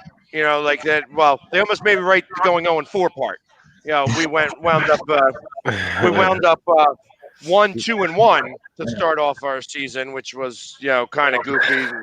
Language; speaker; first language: English; native; English